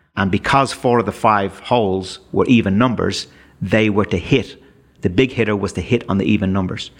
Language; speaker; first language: English; native; English